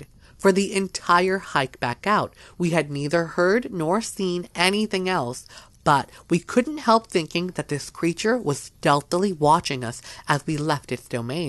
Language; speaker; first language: English; native; English